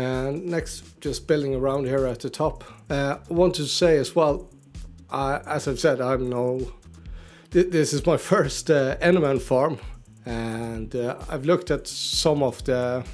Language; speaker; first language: English; native; English